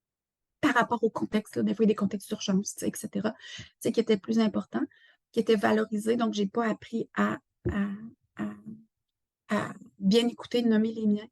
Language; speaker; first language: French; native; French